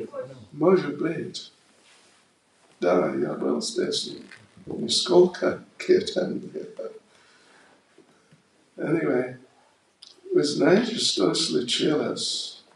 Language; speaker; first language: Russian; non-native, learner; English